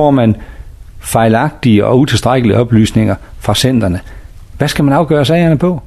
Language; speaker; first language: Danish; native; Danish